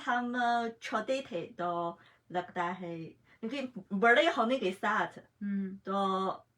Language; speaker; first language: Hindi; non-native, fluent; Chinese